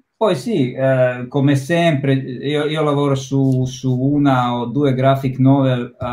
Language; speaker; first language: Italian; non-native, fluent; Croatian